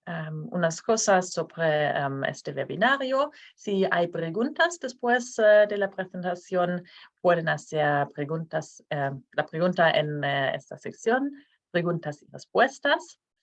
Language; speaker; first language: Spanish; non-native, fluent; Norwegian